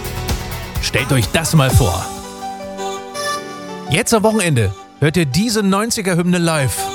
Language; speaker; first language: German; native; German